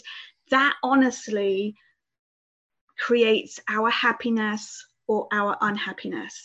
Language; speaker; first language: English; native; English